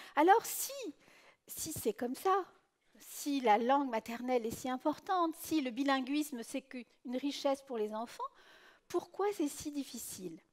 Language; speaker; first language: French; early bilingual, other home language; Spanish